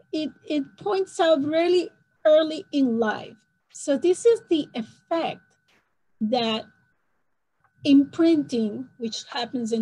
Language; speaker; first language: English; non-native, fluent; Spanish